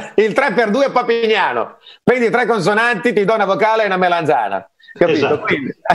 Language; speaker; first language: Italian; native; Italian